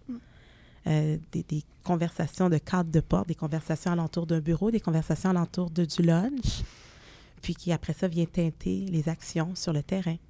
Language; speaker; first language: French; native; French